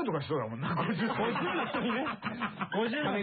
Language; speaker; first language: Japanese; native; Japanese